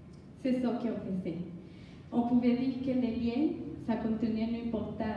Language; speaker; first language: French; non-native, learner; Spanish